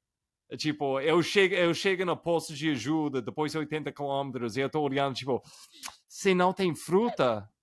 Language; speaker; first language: Portuguese; non-native, fluent; English